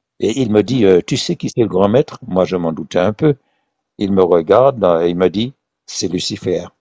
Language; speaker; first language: French; non-native, local second language; Haitian Creole